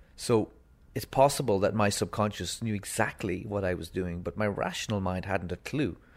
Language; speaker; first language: English; native; English